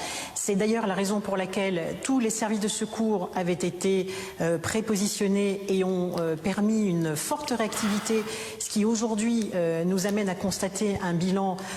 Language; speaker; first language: French; native; French